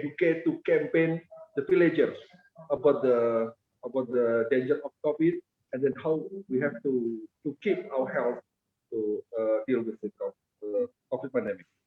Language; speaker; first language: English; non-native, fluent; Indonesian